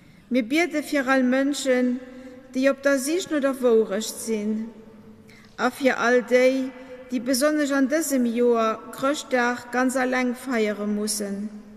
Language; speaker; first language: German; non-native, local second language; Luxembourgish